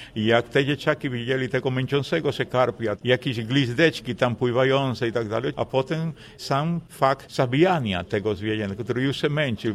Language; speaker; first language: Polish; non-native, fluent; Spanish